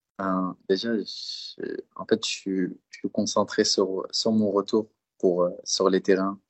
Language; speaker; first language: French; early bilingual, other home language; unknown